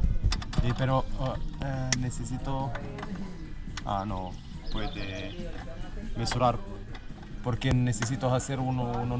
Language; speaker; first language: Spanish; non-native, learner; Romanian